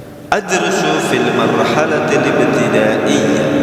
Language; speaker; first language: Arabic; non-native, fluent; Indonesian